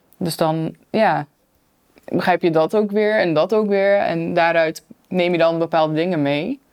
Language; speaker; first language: Dutch; early bilingual, other home language; Turkish